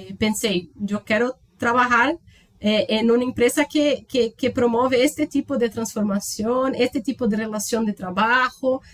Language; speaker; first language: Spanish; non-native, learner; Portuguese